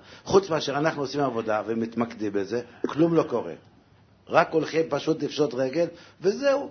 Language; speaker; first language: Hebrew; native; Hebrew